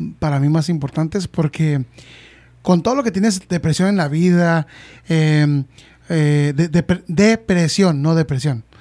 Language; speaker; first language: Spanish; early bilingual, heritage; Spanish